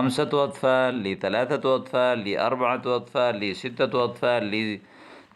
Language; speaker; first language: Arabic; non-native, fluent; Urdu